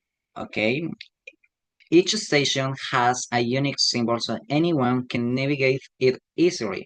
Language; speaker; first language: English; non-native, learner; Spanish